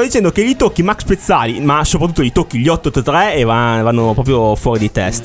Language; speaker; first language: Italian; native; Italian